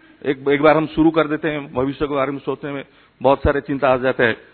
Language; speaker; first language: Hindi; non-native, fluent; Odia